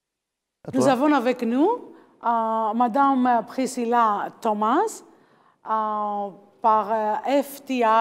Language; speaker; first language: French; non-native, learner; Greek